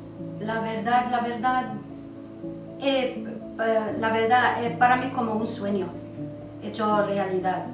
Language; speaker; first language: Spanish; non-native, local second language; Arabic